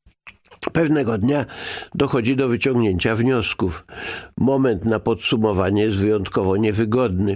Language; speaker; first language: Polish; native; Polish